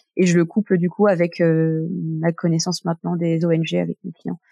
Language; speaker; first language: French; native; French